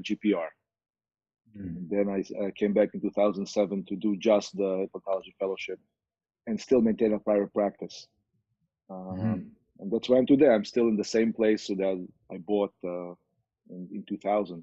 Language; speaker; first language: English; non-native, fluent; Hebrew